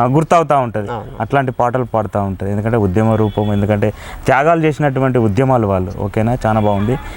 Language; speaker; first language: Telugu; native; Telugu